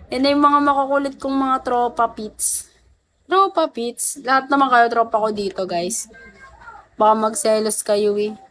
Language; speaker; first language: Filipino; non-native, local second language; Cebuano